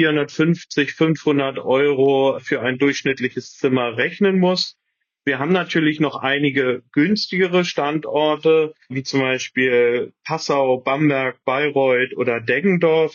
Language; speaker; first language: German; native; German